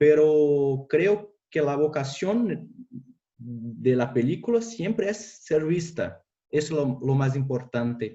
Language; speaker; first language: Spanish; non-native, fluent; Portuguese